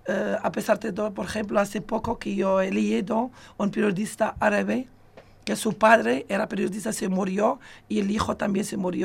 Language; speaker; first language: Spanish; non-native, fluent; Arabic